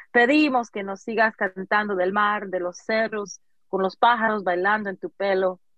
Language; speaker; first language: Spanish; early bilingual, heritage; Spanish